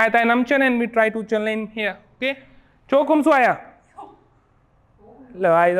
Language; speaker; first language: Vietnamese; non-native, learner; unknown